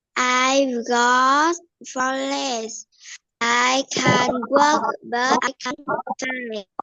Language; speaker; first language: English; non-native, learner; Vietnamese